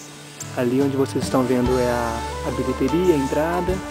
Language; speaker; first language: Portuguese; native; Portuguese